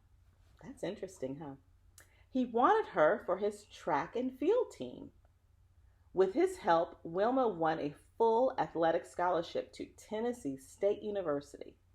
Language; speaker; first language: English; native; English